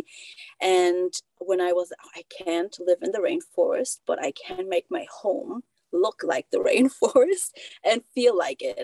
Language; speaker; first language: English; non-native, fluent; German